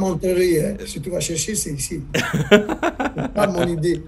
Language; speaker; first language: French; non-native, learner; Italian